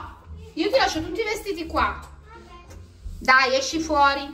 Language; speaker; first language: Italian; native; Italian